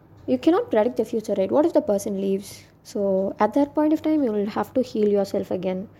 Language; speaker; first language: English; non-native, local second language; Tamil